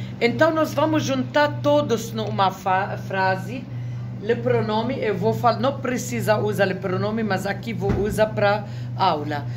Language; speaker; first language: Portuguese; non-native, fluent; Arabic